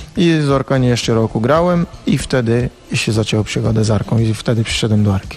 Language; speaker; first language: Polish; non-native, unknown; Portuguese